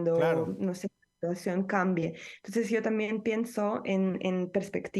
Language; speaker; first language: Spanish; non-native, fluent; Ukrainian